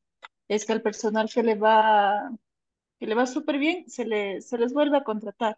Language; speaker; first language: Spanish; native; Spanish